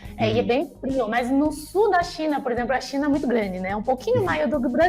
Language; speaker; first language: Portuguese; non-native, fluent; Chinese